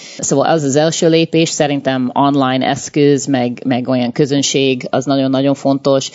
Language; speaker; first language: Hungarian; early bilingual, heritage; Hungarian